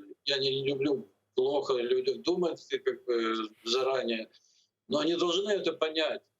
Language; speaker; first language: Russian; native; Russian